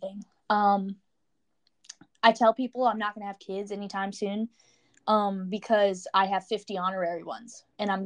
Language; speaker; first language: English; native; English